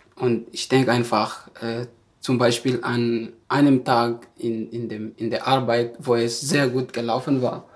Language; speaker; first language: German; non-native, fluent; Malagasy